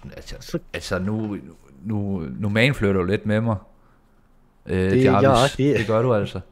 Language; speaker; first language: Danish; native; Danish